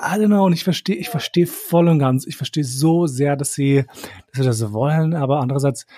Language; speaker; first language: German; early bilingual, other home language; Albanian